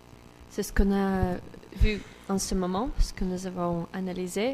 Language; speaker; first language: French; non-native, learner; Russian